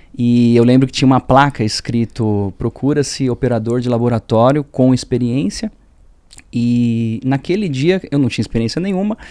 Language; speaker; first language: Portuguese; early bilingual, other home language; French